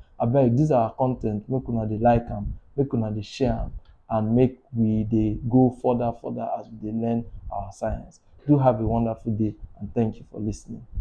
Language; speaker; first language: Nigerian Pidgin; native; Nigerian Pidgin